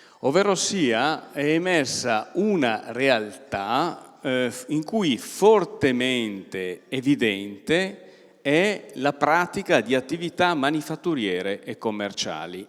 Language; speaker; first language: Italian; native; Italian